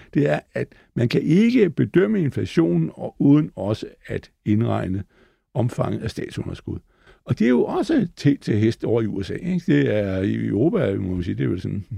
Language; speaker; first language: Danish; native; Danish